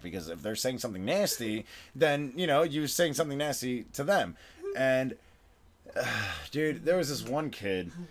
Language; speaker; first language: English; early bilingual, other home language; Spanish